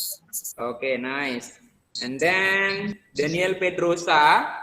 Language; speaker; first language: English; non-native, learner; Indonesian